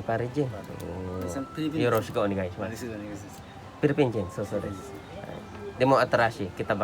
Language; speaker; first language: Japanese; non-native, learner; Filipino